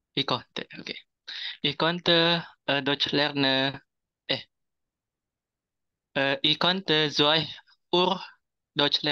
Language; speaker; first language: German; non-native, learner; Indonesian